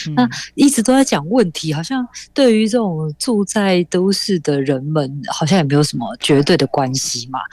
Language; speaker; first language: Chinese; native; Chinese